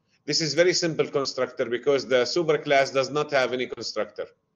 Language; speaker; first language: English; non-native, fluent; Arabic